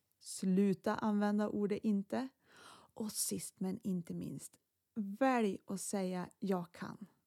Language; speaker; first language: Swedish; native; Swedish